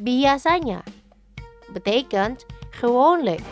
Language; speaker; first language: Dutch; non-native, fluent; Indonesian